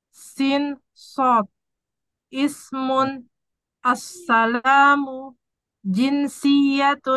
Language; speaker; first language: Arabic; non-native, learner; Indonesian